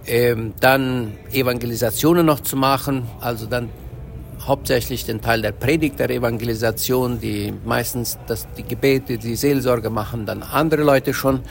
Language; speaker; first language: German; early bilingual, heritage; Low German